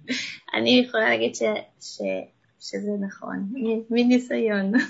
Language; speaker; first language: Hebrew; non-native, fluent; Russian